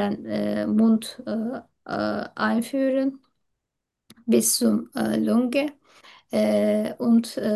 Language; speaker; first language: German; non-native, learner; Turkish